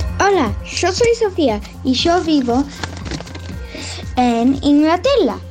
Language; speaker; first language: Spanish; early bilingual, heritage; Spanish